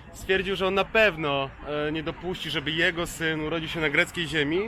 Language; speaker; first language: Polish; early bilingual, other home language; Serbian